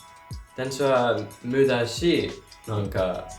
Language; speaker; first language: Japanese; non-native, learner; English